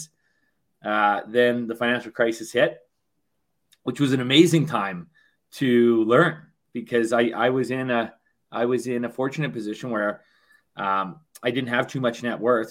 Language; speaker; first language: English; native; English